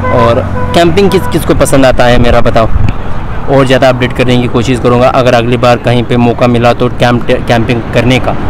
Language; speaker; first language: Hindi; native; Hindi